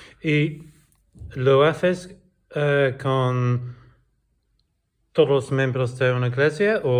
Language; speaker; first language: Spanish; non-native, learner; English